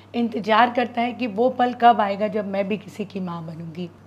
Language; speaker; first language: Hindi; native; Hindi